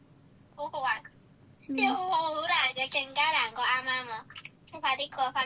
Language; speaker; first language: Chinese; native; Chinese